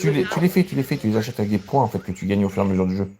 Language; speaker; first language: French; native; French